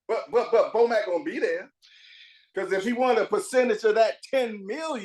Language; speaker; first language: English; native; English